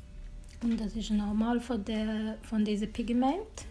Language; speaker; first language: German; non-native, learner; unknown